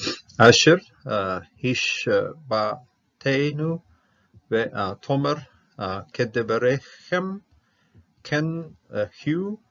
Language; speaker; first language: Hebrew; non-native, fluent; English